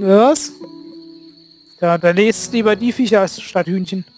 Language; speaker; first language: German; native; German